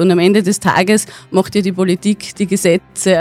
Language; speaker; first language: German; native; German